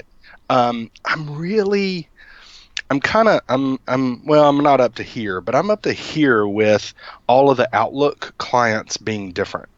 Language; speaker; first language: English; native; English